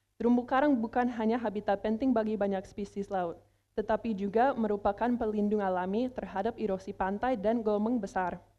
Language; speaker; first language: Indonesian; non-native, fluent; English